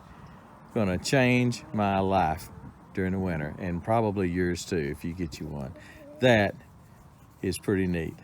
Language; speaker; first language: English; native; English